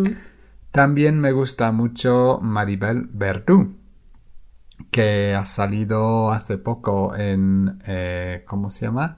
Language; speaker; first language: Spanish; non-native, fluent; English